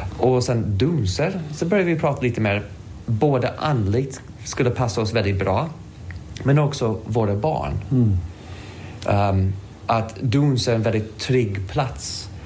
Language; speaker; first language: Swedish; non-native, fluent; English